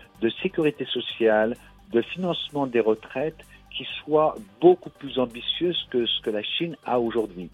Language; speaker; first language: French; native; French